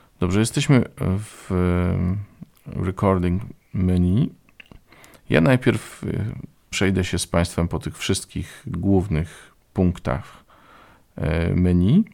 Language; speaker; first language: Polish; native; Polish